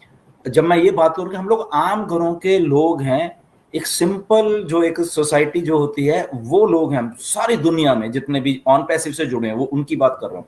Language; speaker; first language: Hindi; native; Hindi